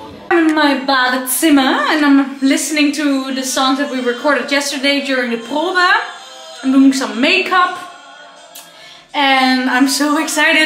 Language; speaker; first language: English; non-native, fluent; Dutch